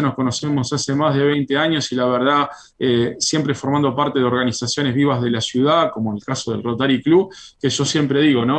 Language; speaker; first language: Spanish; native; Spanish